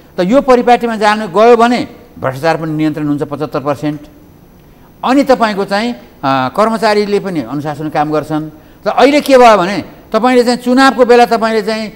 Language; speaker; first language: Nepali; native; Nepali